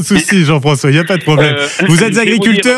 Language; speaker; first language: French; native; French